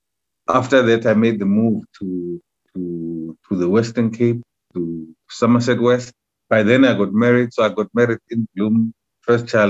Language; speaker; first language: English; non-native, local second language; Xhosa